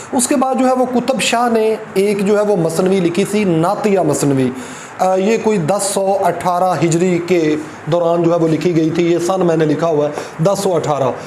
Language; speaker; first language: Urdu; non-native, local second language; Punjabi